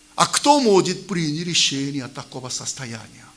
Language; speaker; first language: Russian; non-native, learner; Korean